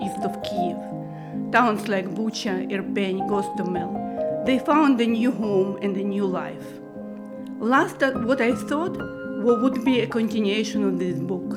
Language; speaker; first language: English; non-native, learner; Russian